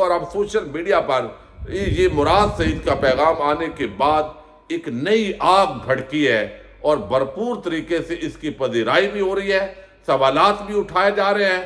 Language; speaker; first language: Urdu; native; Urdu